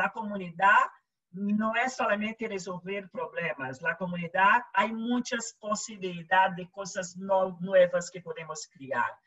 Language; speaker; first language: Portuguese; non-native, learner; Spanish